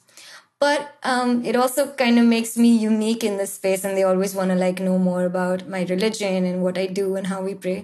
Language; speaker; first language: English; non-native, local second language; Marathi